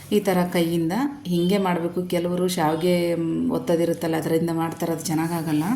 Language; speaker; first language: Kannada; non-native, local second language; Telugu